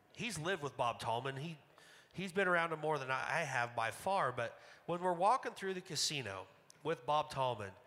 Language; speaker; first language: English; native; English